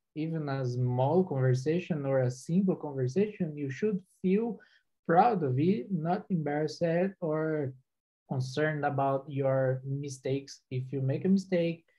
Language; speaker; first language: English; non-native, fluent; Portuguese